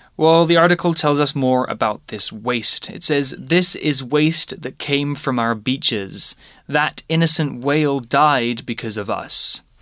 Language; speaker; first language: English; native; English